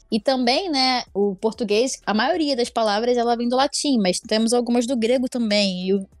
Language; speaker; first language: Portuguese; native; Portuguese